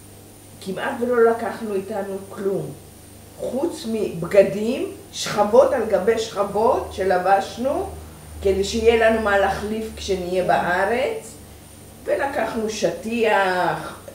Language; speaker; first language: Hebrew; early bilingual, other home language; Persian